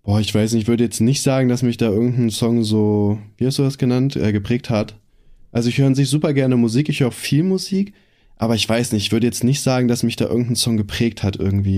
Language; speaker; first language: German; native; German